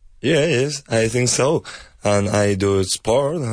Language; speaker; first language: English; non-native, learner; Spanish